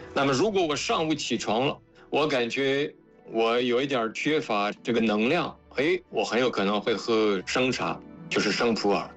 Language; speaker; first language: Chinese; non-native, fluent; French